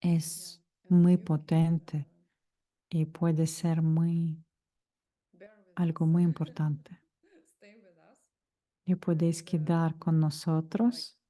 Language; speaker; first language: Spanish; non-native, fluent; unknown